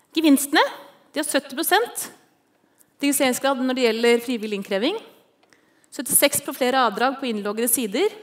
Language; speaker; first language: Norwegian; native; Norwegian